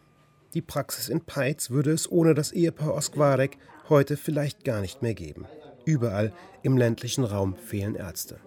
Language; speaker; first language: German; native; German